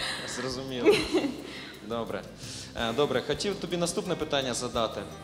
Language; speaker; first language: Ukrainian; native; Ukrainian